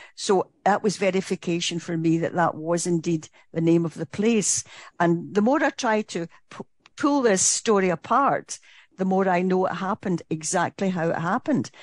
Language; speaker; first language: English; native; English